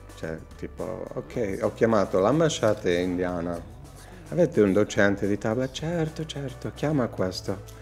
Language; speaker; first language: Italian; non-native, fluent; English